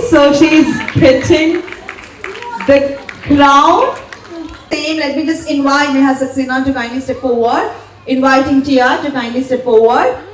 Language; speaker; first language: English; non-native, local second language; Malayalam